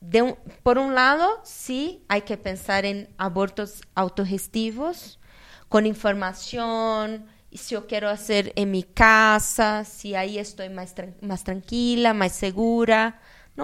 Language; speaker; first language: Spanish; non-native, fluent; Portuguese